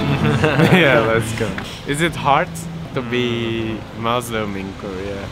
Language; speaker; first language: English; non-native, learner; Turkish